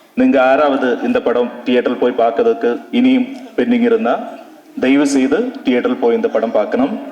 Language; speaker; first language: Tamil; non-native, learner; Malayalam